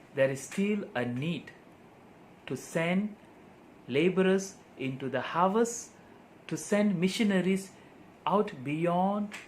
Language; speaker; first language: English; non-native, local second language; Tamil